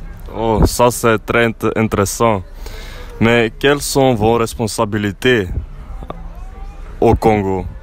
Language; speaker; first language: French; non-native, learner; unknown